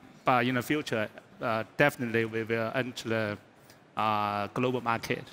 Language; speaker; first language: English; non-native, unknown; Chinese